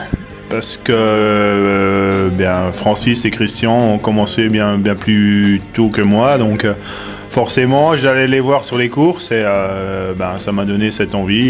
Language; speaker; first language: French; native; French